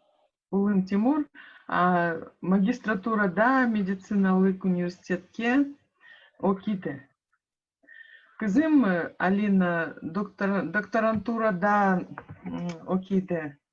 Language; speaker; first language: Kazakh; non-native, local second language; Russian